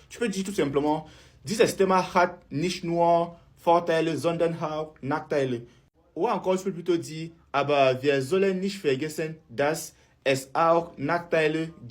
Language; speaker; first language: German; non-native, fluent; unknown